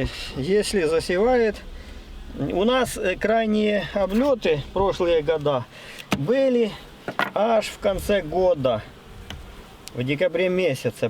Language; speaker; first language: Russian; native; Russian